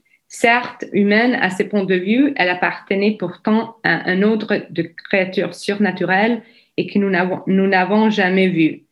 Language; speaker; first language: French; non-native, learner; Russian